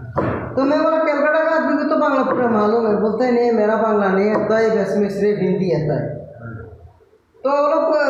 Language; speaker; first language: Hindi; non-native, learner; Bangla